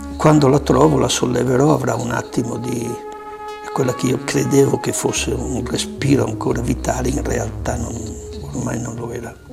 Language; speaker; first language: Italian; non-native, fluent; Albanian